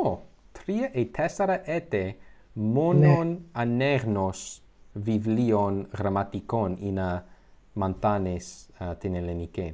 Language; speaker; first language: Greek; non-native, learner; English